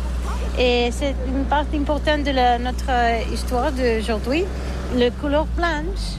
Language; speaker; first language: French; non-native, learner; Catalan